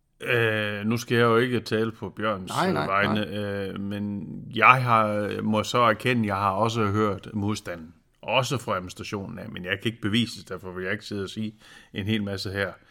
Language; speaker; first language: Danish; native; Danish